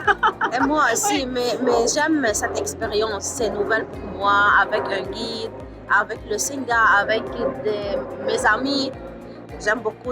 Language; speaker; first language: French; non-native, learner; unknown